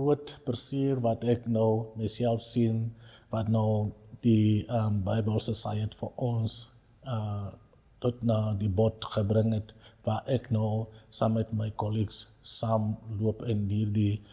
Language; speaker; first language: Afrikaans; non-native, local second language; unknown